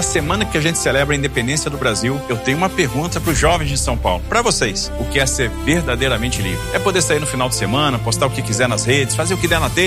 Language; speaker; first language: Portuguese; native; Portuguese